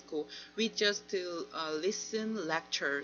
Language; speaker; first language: English; non-native, learner; Korean